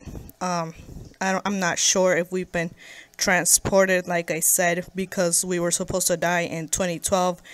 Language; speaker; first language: English; native; English